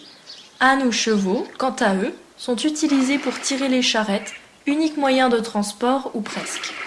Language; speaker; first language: French; native; French